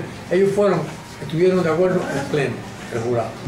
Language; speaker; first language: Spanish; native; Spanish